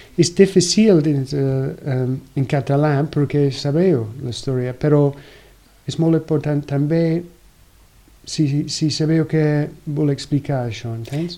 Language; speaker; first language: Catalan; non-native, learner; English